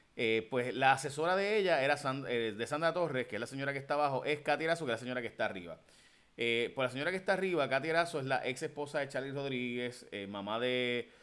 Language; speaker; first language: Spanish; early bilingual, heritage; Spanish